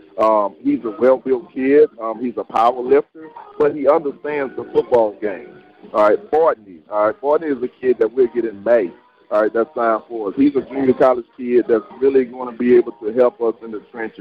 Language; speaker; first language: English; native; English